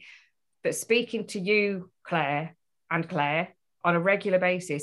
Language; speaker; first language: English; native; English